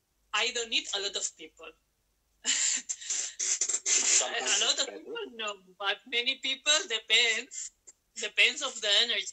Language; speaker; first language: English; non-native, learner; Spanish